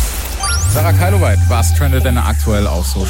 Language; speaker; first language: German; native; German